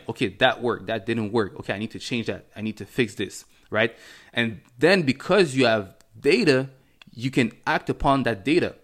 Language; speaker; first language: English; non-native, fluent; French